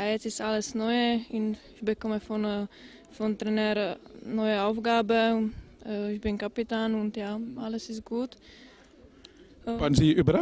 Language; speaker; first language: German; non-native, learner; Czech